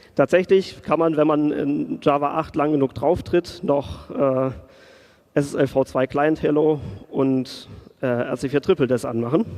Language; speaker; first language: German; native; German